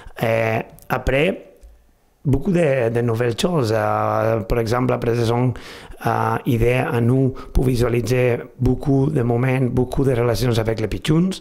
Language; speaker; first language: French; non-native, fluent; Spanish